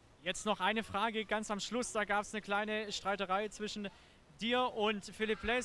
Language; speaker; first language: German; native; German